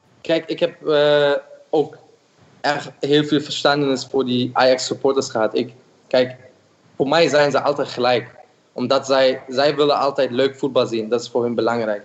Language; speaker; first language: Dutch; non-native, fluent; German